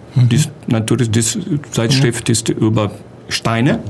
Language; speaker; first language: German; non-native, learner; Portuguese